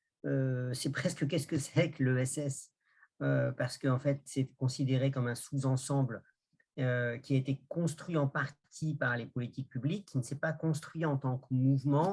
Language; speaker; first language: French; native; French